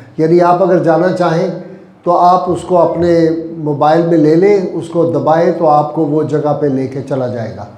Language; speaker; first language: Urdu; non-native, local second language; Punjabi